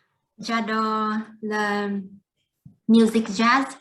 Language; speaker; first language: French; non-native, learner; Vietnamese